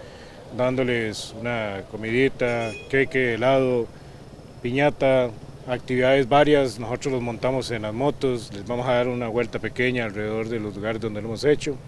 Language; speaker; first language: Spanish; native; Spanish